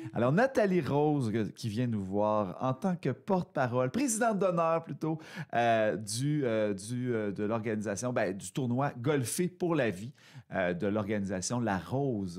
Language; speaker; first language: French; native; French